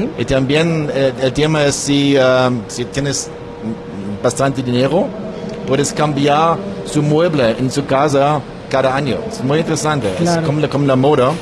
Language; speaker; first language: Spanish; non-native, learner; German